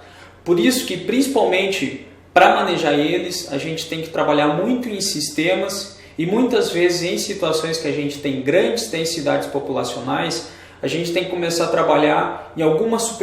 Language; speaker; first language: Portuguese; native; Portuguese